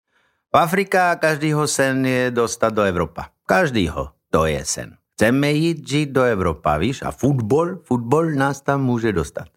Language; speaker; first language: Czech; non-native, learner; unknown